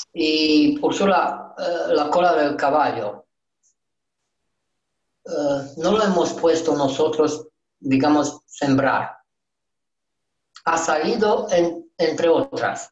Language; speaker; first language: Spanish; non-native, learner; Romanian